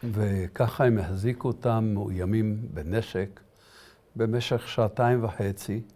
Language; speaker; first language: Hebrew; early bilingual, other home language; Arabic